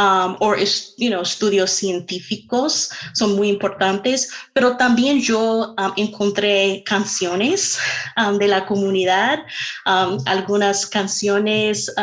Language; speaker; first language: Spanish; non-native, fluent; English